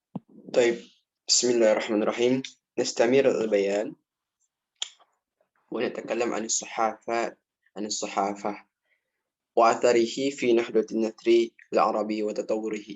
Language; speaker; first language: Arabic; non-native, learner; Indonesian